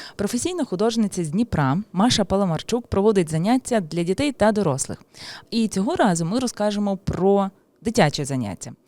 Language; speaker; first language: Ukrainian; native; Ukrainian